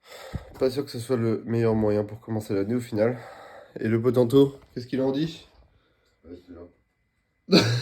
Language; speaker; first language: French; native; French